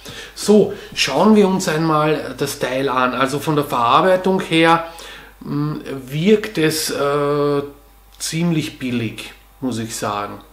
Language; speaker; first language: German; native; German